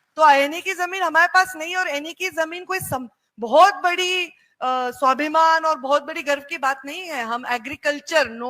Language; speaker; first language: Hindi; non-native, local second language; Marathi